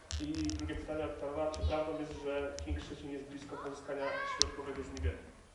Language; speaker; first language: Polish; native; Polish